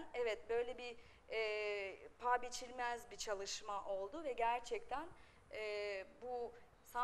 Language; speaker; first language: Turkish; non-native, fluent; Russian